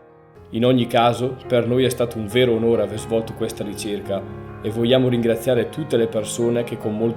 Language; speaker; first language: Italian; native; Italian